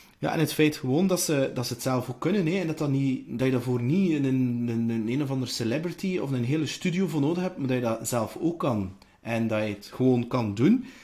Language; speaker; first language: Dutch; native; Dutch